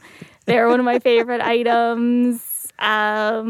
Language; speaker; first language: English; native; English